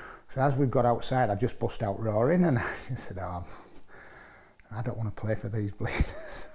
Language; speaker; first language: English; native; English